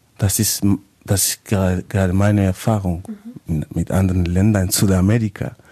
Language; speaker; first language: German; non-native, fluent; Spanish